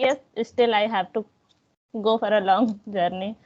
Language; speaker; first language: English; non-native, local second language; Hindi